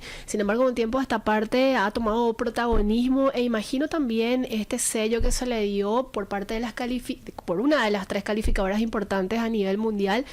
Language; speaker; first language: Spanish; native; Spanish